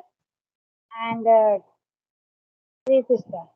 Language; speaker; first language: English; non-native, learner; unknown